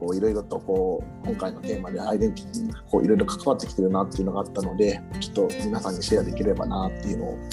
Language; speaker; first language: Japanese; early bilingual, heritage; English